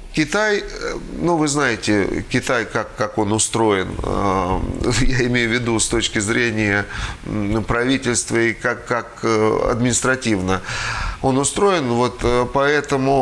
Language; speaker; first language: Russian; native; Russian